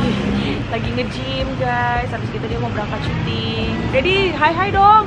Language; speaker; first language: Indonesian; native; Indonesian